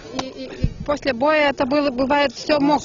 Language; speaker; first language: Russian; non-native, fluent; Lithuanian